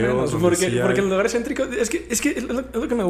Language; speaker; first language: Spanish; native; Spanish